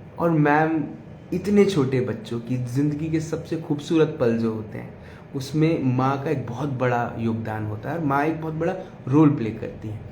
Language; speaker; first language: Hindi; native; Hindi